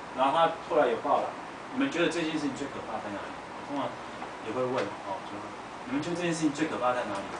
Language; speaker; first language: Chinese; native; Chinese